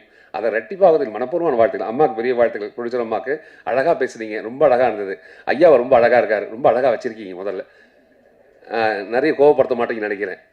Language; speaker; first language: Tamil; native; Tamil